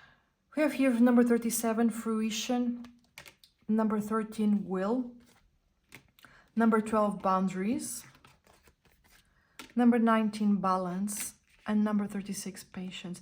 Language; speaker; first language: English; non-native, fluent; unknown